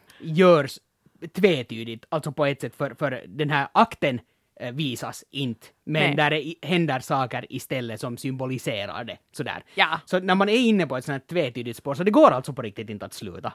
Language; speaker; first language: Swedish; native; Swedish